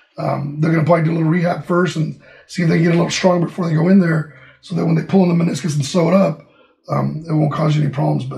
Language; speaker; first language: English; early bilingual, other home language; Spanish